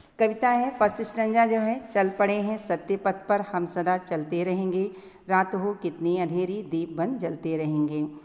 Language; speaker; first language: Hindi; native; Hindi